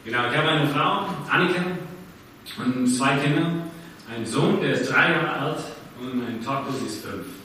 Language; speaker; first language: German; non-native, fluent; English